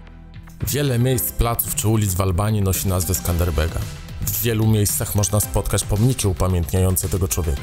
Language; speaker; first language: Polish; native; Polish